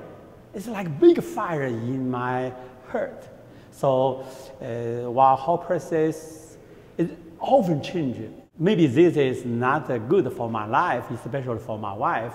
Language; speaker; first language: English; non-native, learner; Chinese